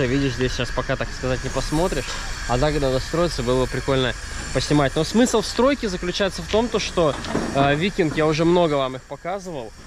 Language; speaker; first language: Russian; native; Russian